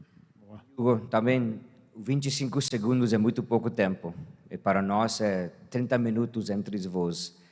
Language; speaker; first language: Portuguese; non-native, fluent; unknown